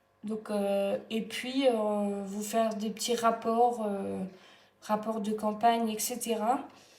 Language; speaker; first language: French; native; French